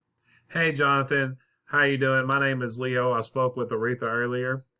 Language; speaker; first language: English; native; English